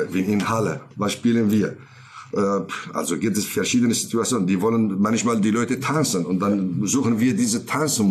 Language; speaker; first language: German; non-native, learner; Kurdish